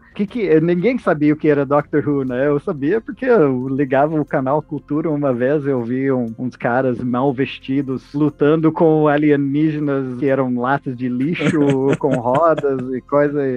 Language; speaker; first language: Portuguese; non-native, fluent; English